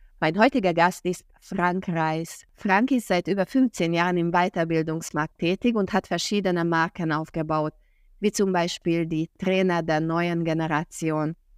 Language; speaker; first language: German; non-native, fluent; Hungarian